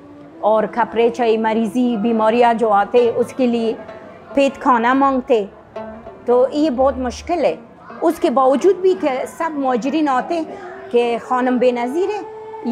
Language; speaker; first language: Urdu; non-native, fluent; Persian